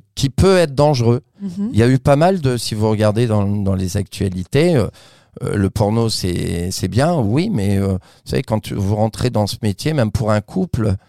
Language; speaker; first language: French; native; French